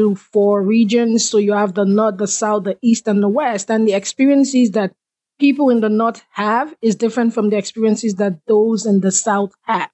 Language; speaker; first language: English; non-native, local second language; Igbo